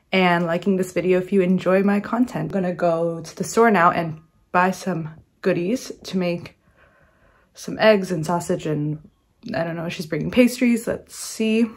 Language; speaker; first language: English; native; English